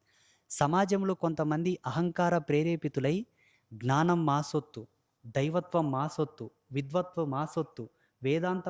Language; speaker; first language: Telugu; native; Telugu